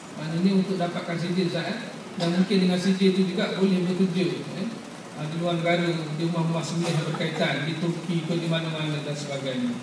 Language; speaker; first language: Malay; native; Malay